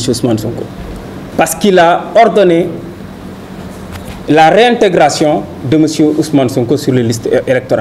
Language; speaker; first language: French; non-native, local second language; Wolof